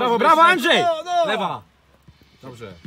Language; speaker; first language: Polish; native; Polish